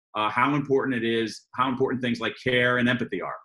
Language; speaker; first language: English; native; English